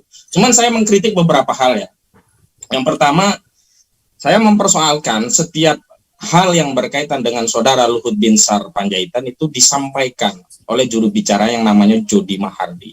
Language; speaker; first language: Indonesian; native; Indonesian